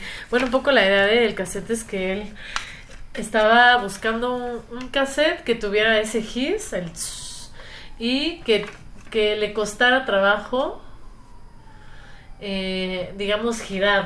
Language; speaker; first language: Spanish; native; Spanish